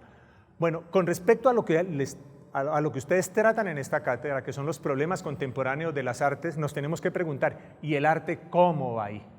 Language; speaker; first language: Spanish; native; Spanish